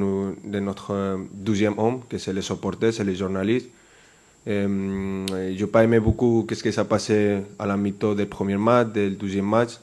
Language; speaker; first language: French; non-native, fluent; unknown